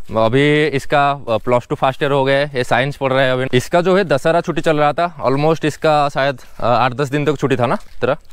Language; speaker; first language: Hindi; non-native, local second language; Odia